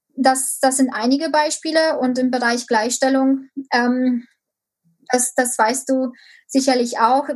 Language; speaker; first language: German; early bilingual, other home language; Romanian